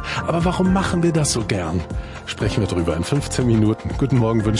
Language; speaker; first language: German; native; German